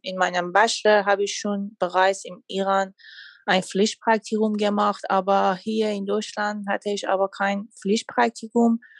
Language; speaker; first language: German; non-native, fluent; Persian